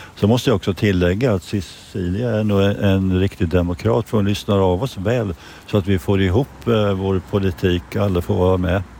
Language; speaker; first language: Swedish; native; Swedish